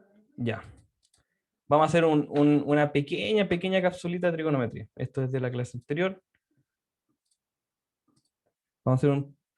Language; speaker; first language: Spanish; native; Spanish